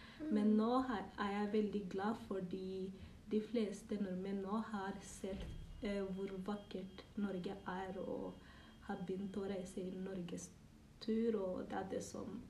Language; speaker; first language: Norwegian; early bilingual, other home language; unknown